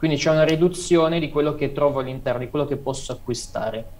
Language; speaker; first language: Italian; native; Italian